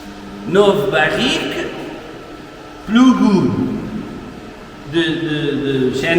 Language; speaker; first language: French; non-native, learner; Portuguese